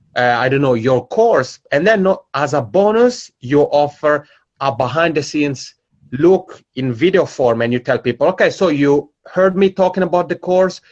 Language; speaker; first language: English; non-native, fluent; Italian